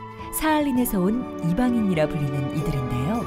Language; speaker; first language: Korean; native; Korean